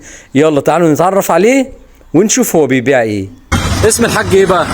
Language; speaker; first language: Arabic; native; Arabic